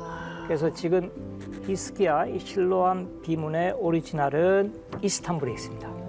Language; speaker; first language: Korean; native; Korean